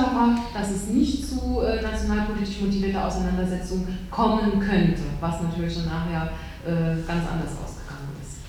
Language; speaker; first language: German; native; German